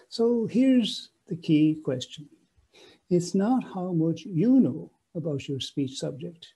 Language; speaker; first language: English; native; English